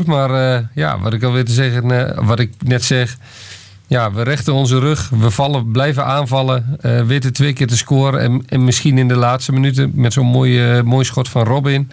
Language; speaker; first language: Dutch; native; Dutch